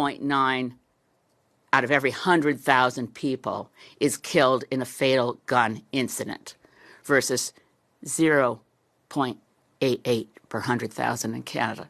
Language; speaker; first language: English; native; English